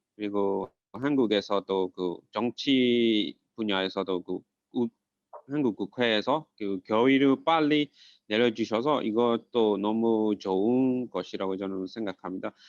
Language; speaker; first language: Korean; non-native, fluent; Burmese